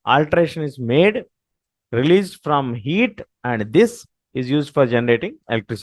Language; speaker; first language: English; non-native, local second language; Telugu